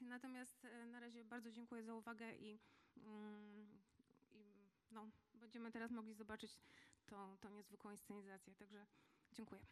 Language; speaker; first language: Polish; native; Polish